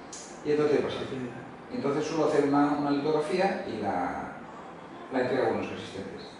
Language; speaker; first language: Spanish; native; Spanish